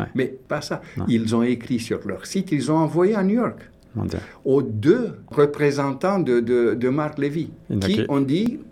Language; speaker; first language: French; non-native, fluent; Romanian